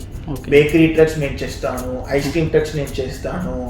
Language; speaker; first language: Telugu; non-native, learner; Tamil